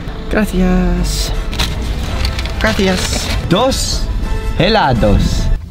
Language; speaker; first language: Spanish; non-native, learner; English